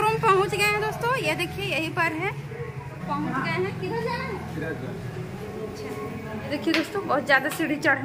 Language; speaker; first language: Hindi; native; Hindi